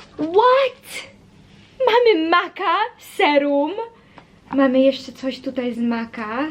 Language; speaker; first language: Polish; early bilingual, heritage; Polish